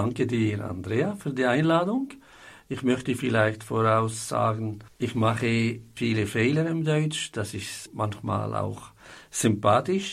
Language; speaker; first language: German; non-native, fluent; Arabic